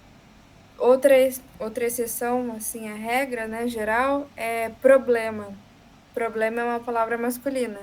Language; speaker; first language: Portuguese; native; Portuguese